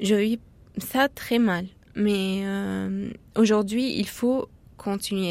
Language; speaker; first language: French; non-native, fluent; Arabic